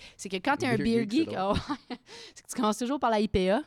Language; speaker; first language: French; native; French